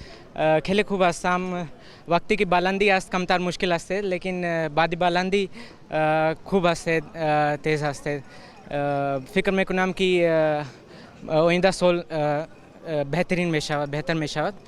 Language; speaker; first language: Persian; non-native, learner; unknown